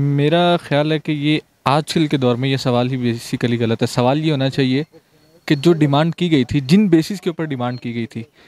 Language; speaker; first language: Urdu; native; Urdu